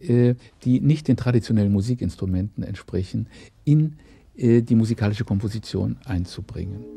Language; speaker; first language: German; native; German